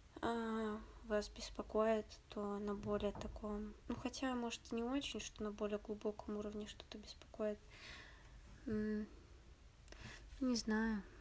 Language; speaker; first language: Russian; native; Russian